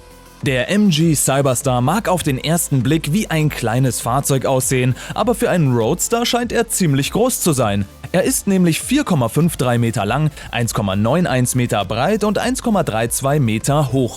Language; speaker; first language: German; native; German